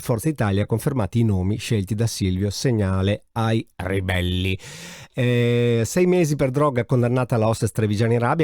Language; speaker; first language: Italian; native; Italian